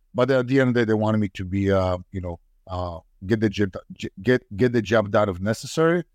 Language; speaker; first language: English; non-native, fluent; Polish